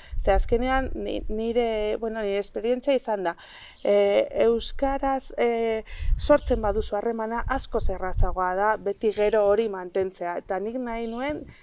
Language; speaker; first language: Basque; non-native, local second language; Spanish